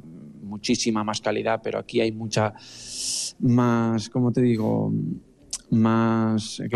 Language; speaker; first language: Spanish; native; Spanish